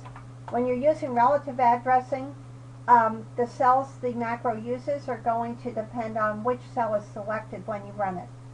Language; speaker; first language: English; native; English